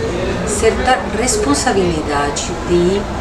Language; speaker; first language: Portuguese; non-native, local second language; Spanish